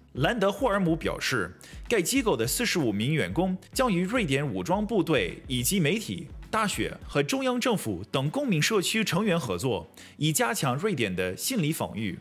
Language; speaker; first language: Chinese; non-native, fluent; English